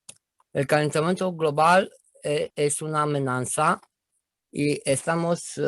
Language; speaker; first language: Spanish; non-native, learner; Romanian